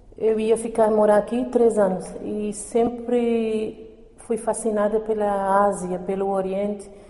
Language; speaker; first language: Portuguese; non-native, local second language; Kabuverdianu